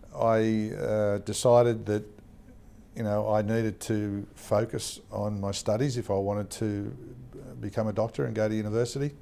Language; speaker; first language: English; native; English